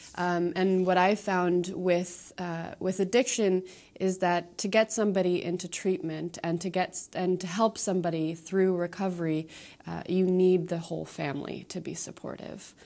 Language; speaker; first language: English; native; English